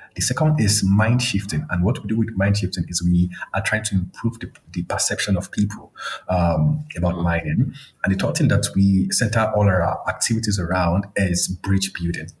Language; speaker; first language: English; non-native, local second language; Yoruba